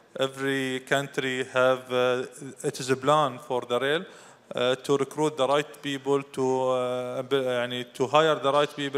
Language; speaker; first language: English; non-native, fluent; Arabic